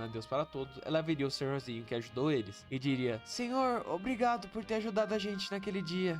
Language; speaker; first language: Portuguese; native; Portuguese